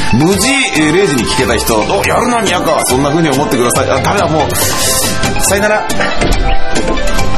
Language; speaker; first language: Japanese; native; Japanese